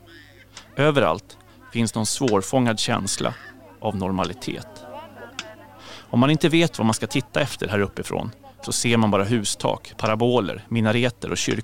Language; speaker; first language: Swedish; native; Swedish